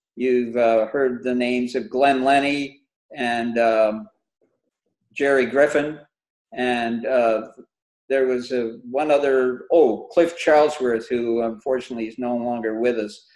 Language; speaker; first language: English; native; English